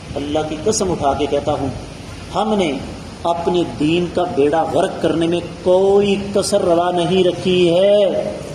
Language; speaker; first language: Urdu; non-native, local second language; Punjabi